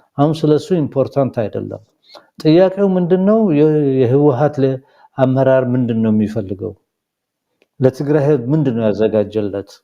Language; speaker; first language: Amharic; non-native, local second language; Somali